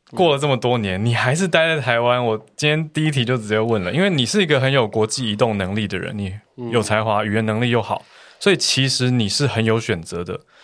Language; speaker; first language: Chinese; native; Chinese